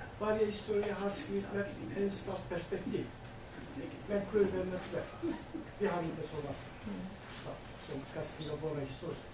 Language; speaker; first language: Swedish; non-native, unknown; Kurdish